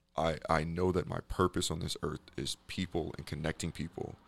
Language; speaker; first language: English; native; English